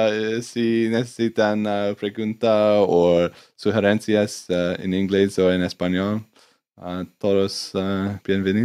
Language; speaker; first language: Spanish; non-native, learner; English